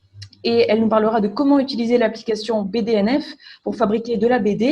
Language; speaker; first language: French; native; French